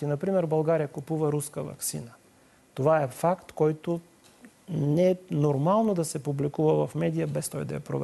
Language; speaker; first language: Bulgarian; native; Bulgarian